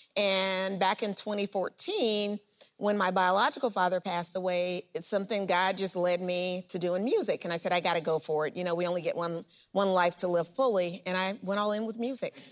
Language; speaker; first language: English; native; English